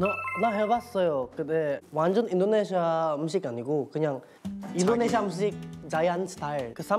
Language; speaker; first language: Korean; non-native, learner; Indonesian